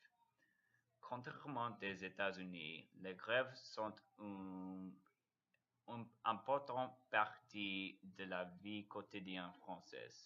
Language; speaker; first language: French; non-native, learner; English